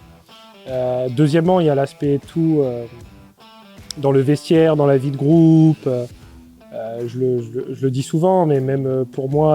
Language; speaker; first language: French; native; French